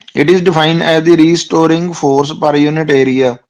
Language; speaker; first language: English; non-native, local second language; Punjabi